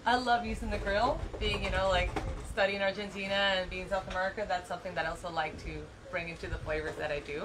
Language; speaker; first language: English; non-native, fluent; Spanish